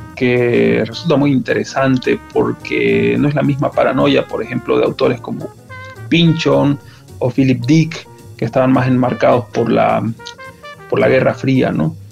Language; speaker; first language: Spanish; native; Spanish